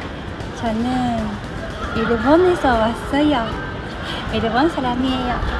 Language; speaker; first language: Korean; non-native, learner; Japanese